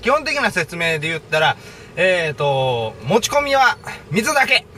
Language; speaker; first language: Japanese; native; Japanese